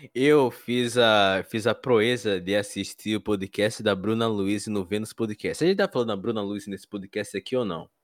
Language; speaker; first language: Portuguese; native; Portuguese